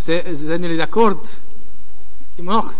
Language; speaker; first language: Dutch; non-native, learner; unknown